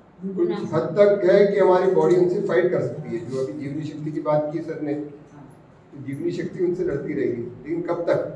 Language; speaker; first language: Hindi; non-native, local second language; Marathi